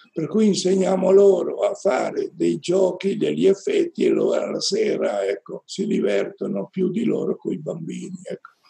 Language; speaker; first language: Italian; native; Italian